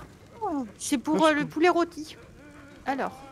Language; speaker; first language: French; native; French